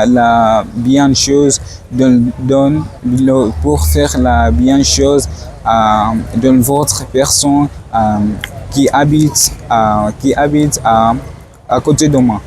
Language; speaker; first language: French; non-native, learner; Swahili